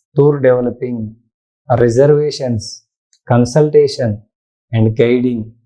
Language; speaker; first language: English; non-native, local second language; Telugu